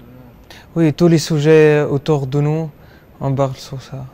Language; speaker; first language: French; non-native, learner; Arabic